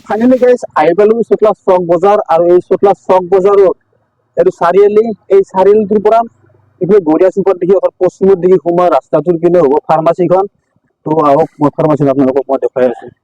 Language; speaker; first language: Assamese; non-native, local second language; Bangla